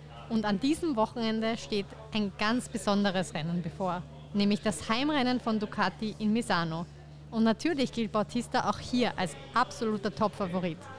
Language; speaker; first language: German; native; German